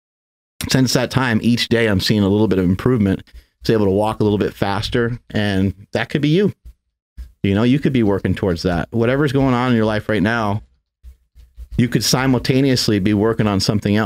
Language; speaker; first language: English; native; English